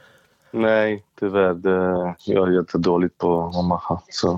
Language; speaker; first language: Swedish; non-native, fluent; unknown